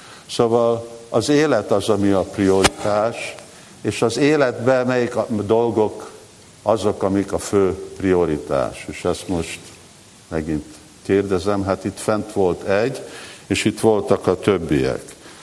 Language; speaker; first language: Hungarian; early bilingual, heritage; Hungarian